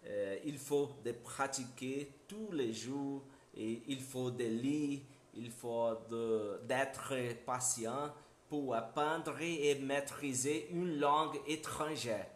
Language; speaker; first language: French; non-native, learner; Portuguese